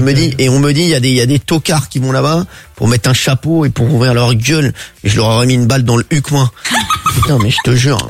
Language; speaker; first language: French; native; French